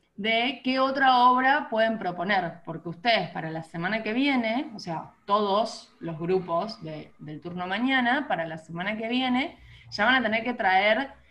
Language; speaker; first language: Spanish; native; Spanish